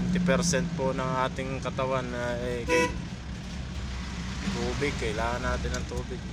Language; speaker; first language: Filipino; native; Filipino